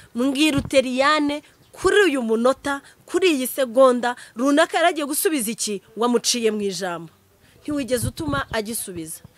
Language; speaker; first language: Kinyarwanda; early bilingual, heritage; Kinyarwanda